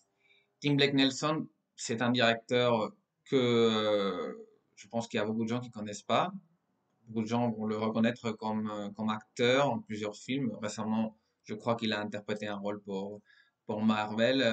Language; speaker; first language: French; non-native, fluent; Spanish